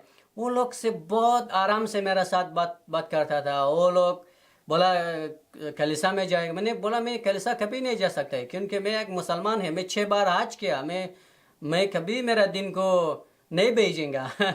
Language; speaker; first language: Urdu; non-native, learner; Persian